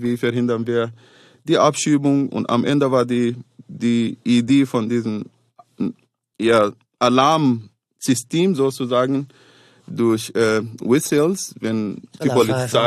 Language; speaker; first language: German; non-native, fluent; Arabic